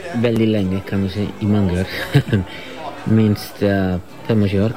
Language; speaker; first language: Norwegian; non-native, fluent; Spanish